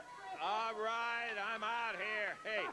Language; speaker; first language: English; native; English